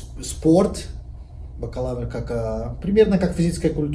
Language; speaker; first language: Russian; non-native, learner; Portuguese